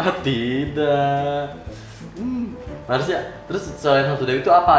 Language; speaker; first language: Indonesian; native; Indonesian